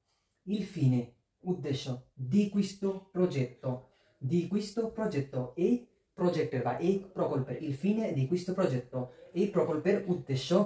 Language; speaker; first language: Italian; non-native, fluent; Bangla